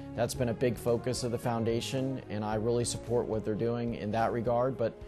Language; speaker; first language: English; native; English